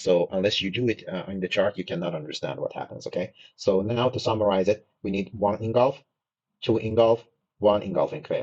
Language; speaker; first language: English; non-native, fluent; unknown